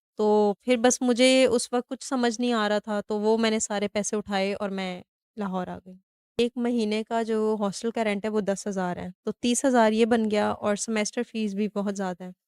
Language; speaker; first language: Urdu; non-native, local second language; Sindhi